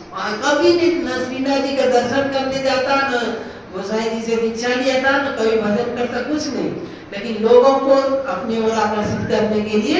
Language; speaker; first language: Hindi; native; Hindi